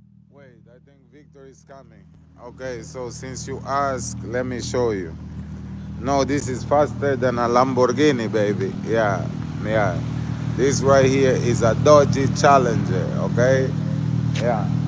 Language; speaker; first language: English; non-native, fluent; Portuguese